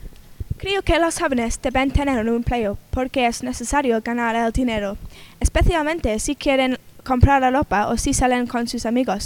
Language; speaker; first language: Spanish; non-native, learner; English